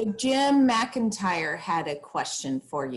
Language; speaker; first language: English; native; English